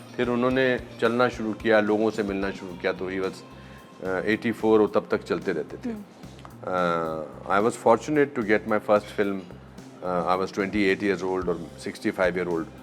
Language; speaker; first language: Hindi; native; Hindi